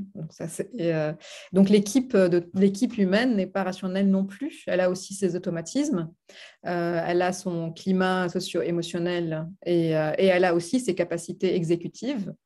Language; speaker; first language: French; non-native, local second language; Arabic